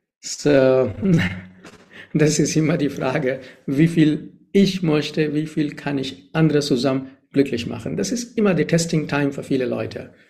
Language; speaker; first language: German; non-native, learner; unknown